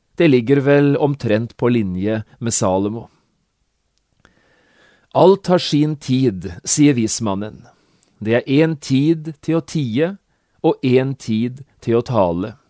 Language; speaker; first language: Norwegian; native; Norwegian